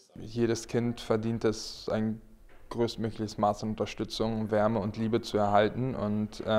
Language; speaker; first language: German; native; German